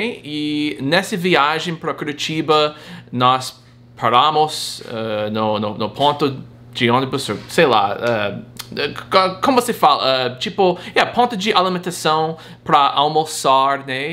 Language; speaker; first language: Portuguese; non-native, fluent; English